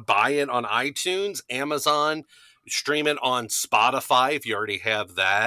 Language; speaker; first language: English; native; English